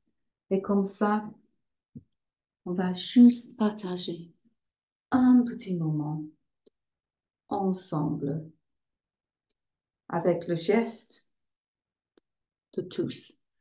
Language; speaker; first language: French; non-native, fluent; English